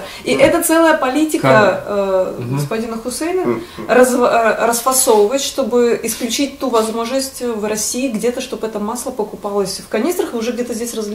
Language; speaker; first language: Russian; native; Russian